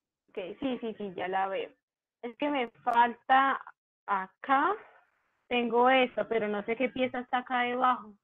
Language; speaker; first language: Spanish; native; Spanish